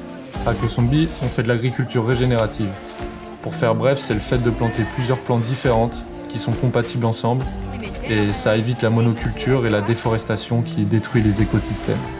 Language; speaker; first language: French; native; French